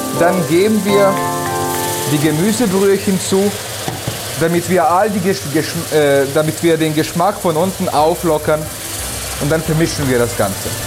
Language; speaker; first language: German; non-native, fluent; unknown